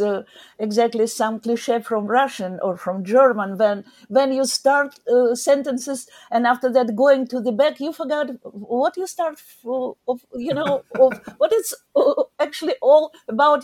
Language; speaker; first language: English; non-native, learner; Ukrainian